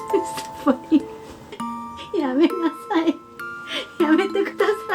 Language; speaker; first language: Japanese; non-native, fluent; Korean